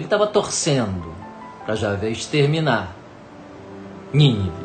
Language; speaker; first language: Portuguese; native; Portuguese